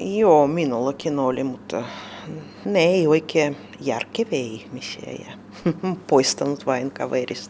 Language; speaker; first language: Finnish; non-native, learner; Russian